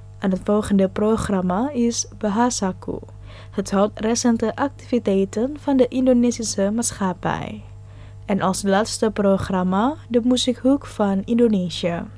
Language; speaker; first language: Dutch; non-native, fluent; Indonesian